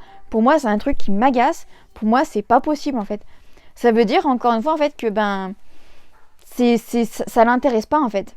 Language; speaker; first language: French; native; French